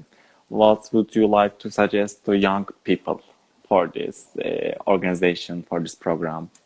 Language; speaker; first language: English; non-native, learner; Turkish